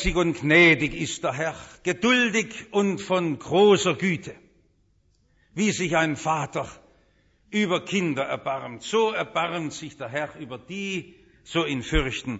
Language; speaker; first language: German; native; German